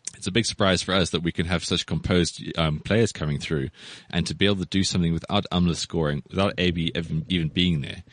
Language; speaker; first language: English; native; English